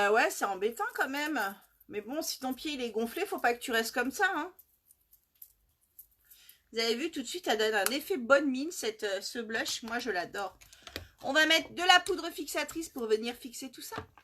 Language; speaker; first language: French; native; French